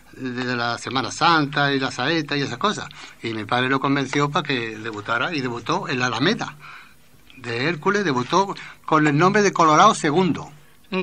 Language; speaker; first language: Spanish; native; Spanish